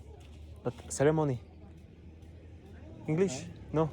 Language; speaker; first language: English; non-native, fluent; Bulgarian